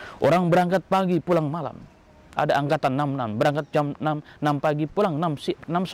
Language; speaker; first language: Indonesian; native; Indonesian